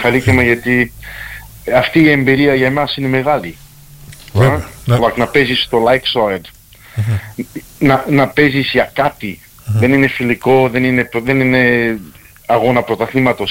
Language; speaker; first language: Greek; early bilingual, heritage; Greek